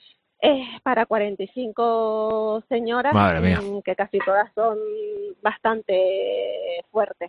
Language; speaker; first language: Spanish; native; Spanish